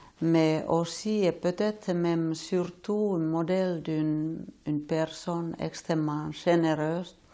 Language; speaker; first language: French; non-native, fluent; Finnish